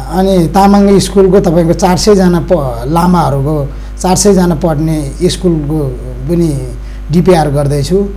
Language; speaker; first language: Nepali; non-native, local second language; Eastern Tamang